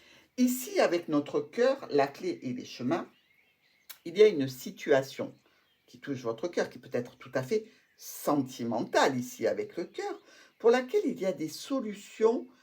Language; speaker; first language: French; native; French